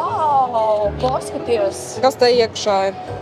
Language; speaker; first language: Latvian; native; Latvian